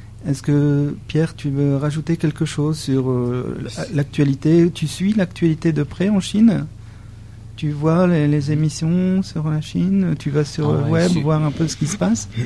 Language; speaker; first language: French; native; French